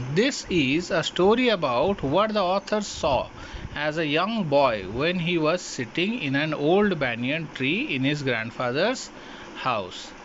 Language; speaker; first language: English; non-native, local second language; Hindi